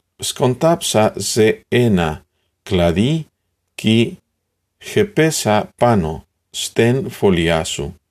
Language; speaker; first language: Greek; non-native, learner; Spanish